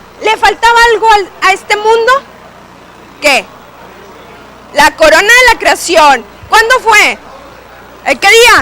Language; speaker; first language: Spanish; native; Spanish